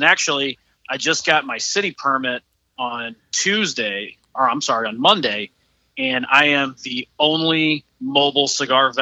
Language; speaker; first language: English; native; English